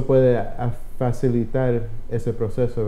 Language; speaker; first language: Spanish; early bilingual, heritage; Spanish